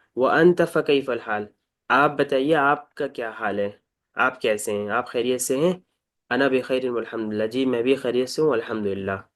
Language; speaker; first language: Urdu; native; Urdu